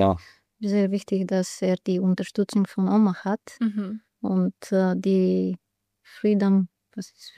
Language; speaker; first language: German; non-native, learner; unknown